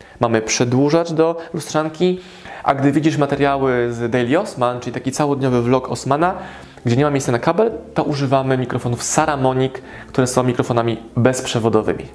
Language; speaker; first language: Polish; native; Polish